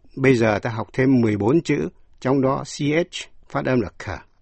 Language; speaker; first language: Vietnamese; native; Vietnamese